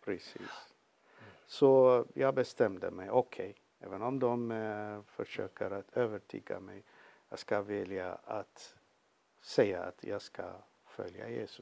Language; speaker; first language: Swedish; non-native, fluent; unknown